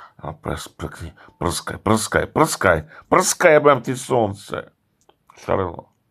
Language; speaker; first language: Serbian; early bilingual, heritage; Serbian